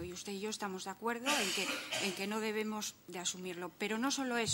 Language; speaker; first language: Spanish; native; Spanish